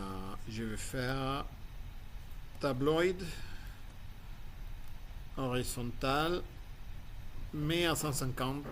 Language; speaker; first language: French; non-native, fluent; Spanish